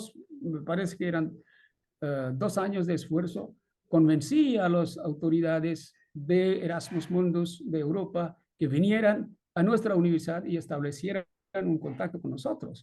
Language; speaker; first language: Spanish; non-native, fluent; Bangla